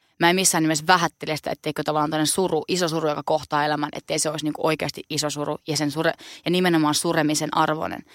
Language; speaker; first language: Finnish; native; Finnish